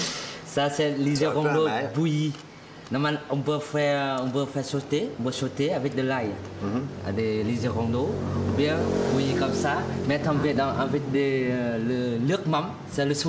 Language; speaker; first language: French; non-native, fluent; Vietnamese